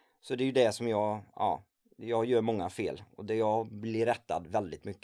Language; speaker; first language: Swedish; native; Swedish